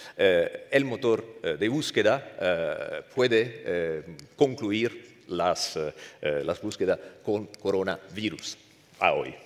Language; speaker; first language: Spanish; non-native, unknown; Italian